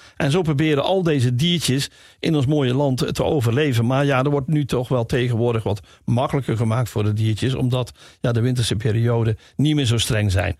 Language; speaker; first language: Dutch; native; Dutch